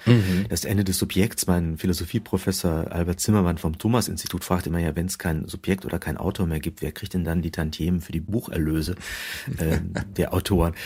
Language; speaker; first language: German; native; German